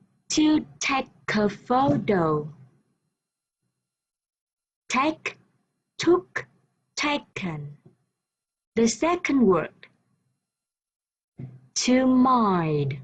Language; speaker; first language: English; non-native, fluent; Vietnamese